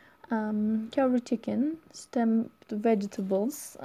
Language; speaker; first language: English; non-native, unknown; Turkish